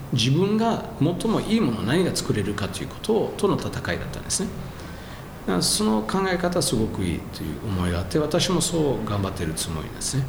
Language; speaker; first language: Japanese; non-native, fluent; French